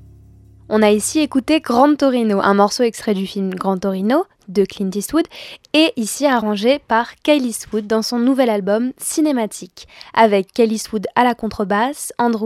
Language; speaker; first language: French; native; French